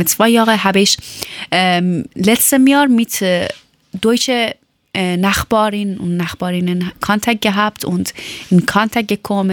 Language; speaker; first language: German; non-native, learner; Persian